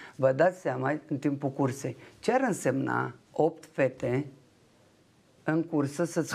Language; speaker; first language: Romanian; non-native, local second language; Ukrainian